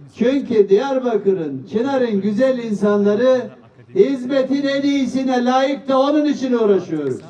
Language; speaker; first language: Turkish; native; Turkish